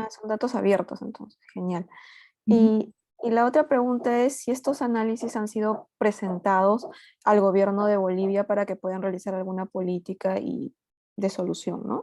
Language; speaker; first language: Spanish; native; Spanish